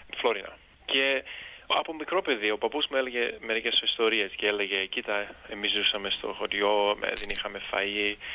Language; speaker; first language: Greek; early bilingual, heritage; Greek